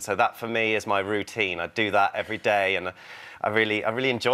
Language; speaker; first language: English; native; English